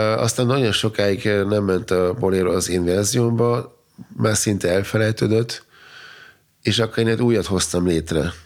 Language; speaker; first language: Hungarian; non-native, fluent; German